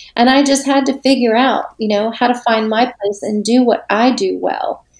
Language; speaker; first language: English; native; English